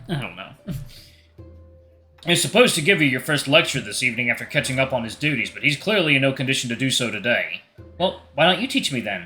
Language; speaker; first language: English; native; English